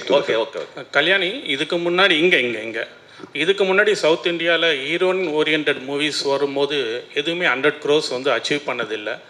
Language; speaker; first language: Tamil; native; Tamil